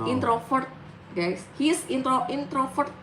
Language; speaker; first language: English; non-native, learner; Indonesian